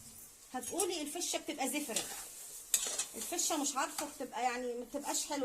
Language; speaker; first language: Arabic; native; Arabic